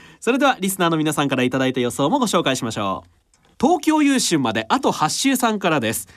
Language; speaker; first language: Japanese; native; Japanese